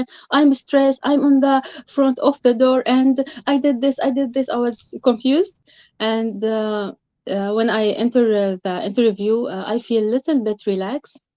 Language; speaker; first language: English; non-native, learner; Arabic